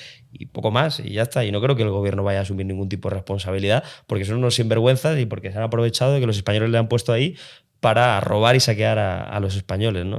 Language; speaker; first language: Spanish; native; Spanish